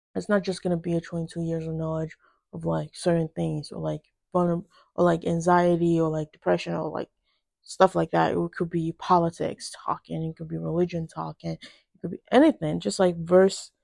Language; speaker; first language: English; non-native, local second language; Yoruba